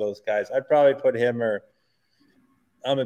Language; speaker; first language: English; native; English